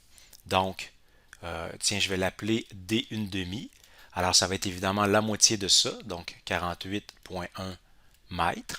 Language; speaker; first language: French; native; French